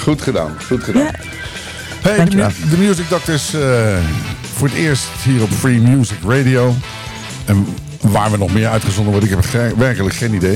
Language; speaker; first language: Dutch; native; Dutch